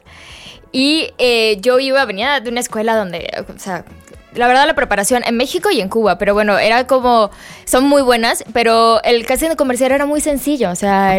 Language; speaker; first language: Spanish; native; Spanish